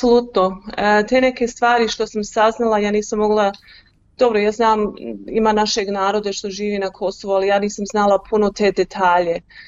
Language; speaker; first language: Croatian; early bilingual, heritage; Croatian